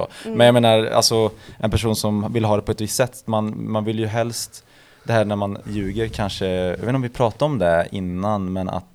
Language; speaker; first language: Swedish; native; Swedish